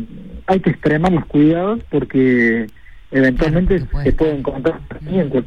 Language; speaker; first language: Spanish; native; Spanish